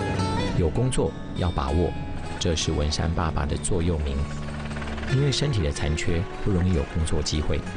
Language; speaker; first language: Chinese; native; Chinese